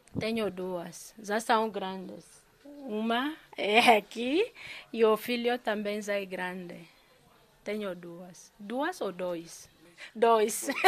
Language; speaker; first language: Portuguese; non-native, fluent; Spanish